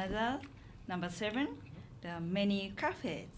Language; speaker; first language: English; non-native, learner; Japanese